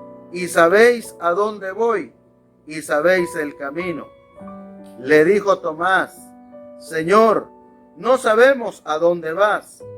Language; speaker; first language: Spanish; native; Spanish